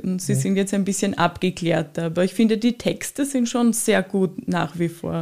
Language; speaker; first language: German; native; German